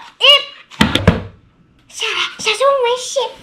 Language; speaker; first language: Chinese; native; Chinese